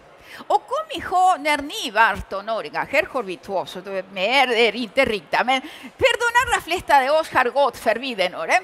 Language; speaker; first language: Swedish; early bilingual, other home language; Spanish